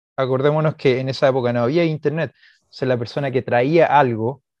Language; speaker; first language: Spanish; native; Spanish